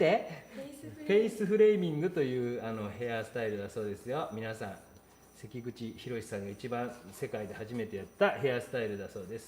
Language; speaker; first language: Japanese; native; Japanese